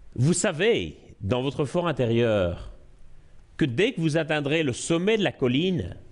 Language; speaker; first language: French; native; French